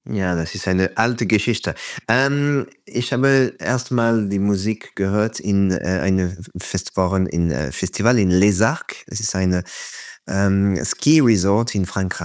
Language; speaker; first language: German; non-native, fluent; French